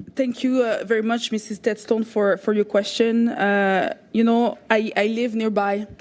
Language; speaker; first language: English; non-native, local second language; French